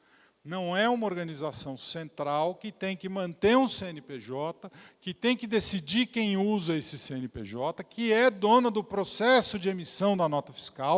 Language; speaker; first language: Portuguese; native; Portuguese